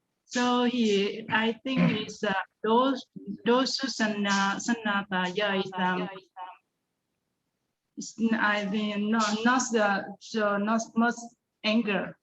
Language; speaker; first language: English; non-native, learner; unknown